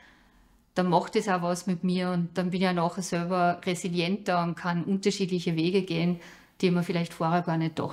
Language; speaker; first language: German; native; German